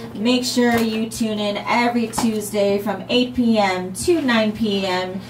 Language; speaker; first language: English; native; English